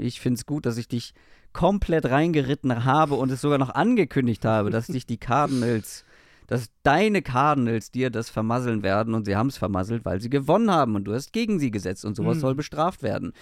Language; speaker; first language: German; native; German